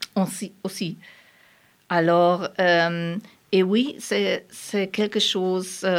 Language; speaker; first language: French; non-native, learner; German